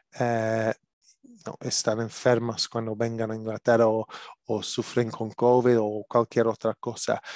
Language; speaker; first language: Spanish; non-native, learner; English